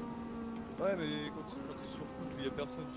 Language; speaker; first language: French; native; French